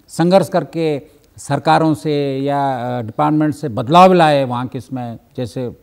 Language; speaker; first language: Hindi; native; Hindi